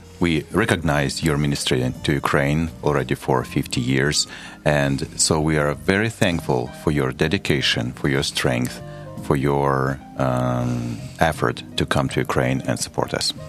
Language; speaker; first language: English; non-native, fluent; Ukrainian